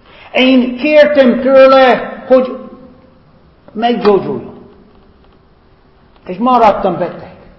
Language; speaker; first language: Hungarian; non-native, fluent; English